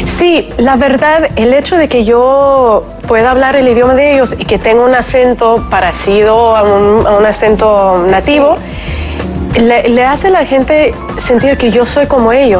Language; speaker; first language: Spanish; non-native, fluent; Russian